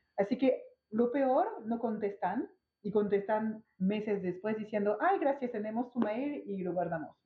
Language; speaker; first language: Spanish; non-native, fluent; French